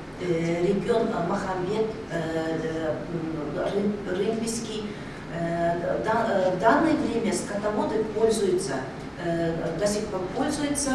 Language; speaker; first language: Russian; non-native, local second language; Kazakh